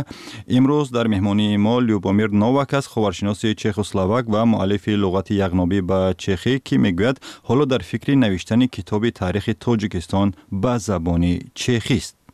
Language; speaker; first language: Tajik; native; Tajik